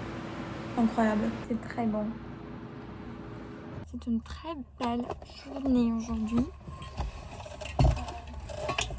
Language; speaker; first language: French; non-native, learner; Spanish